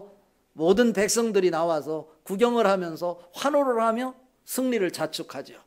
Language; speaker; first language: Korean; native; Korean